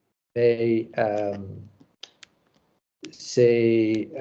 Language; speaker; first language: French; non-native, learner; English